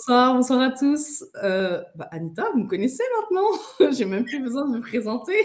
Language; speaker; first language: French; native; French